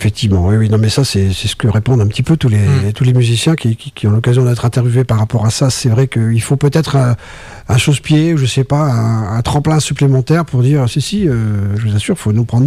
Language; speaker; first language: French; native; French